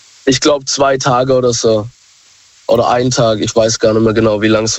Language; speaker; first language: German; native; German